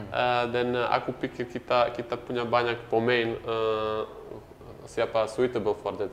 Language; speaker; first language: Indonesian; non-native, learner; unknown